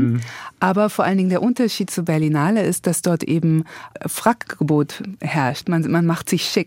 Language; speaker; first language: German; native; German